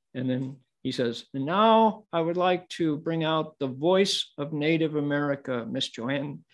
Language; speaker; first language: English; native; English